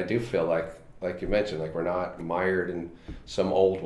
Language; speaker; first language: English; native; English